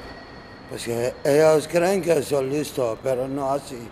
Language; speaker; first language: Spanish; non-native, learner; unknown